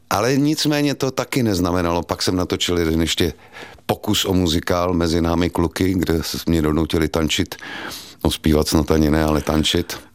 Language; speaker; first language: Czech; native; Czech